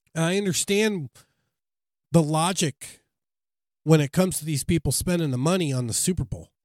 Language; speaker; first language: English; native; English